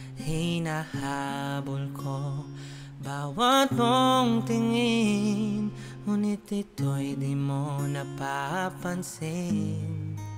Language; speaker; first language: Filipino; native; Filipino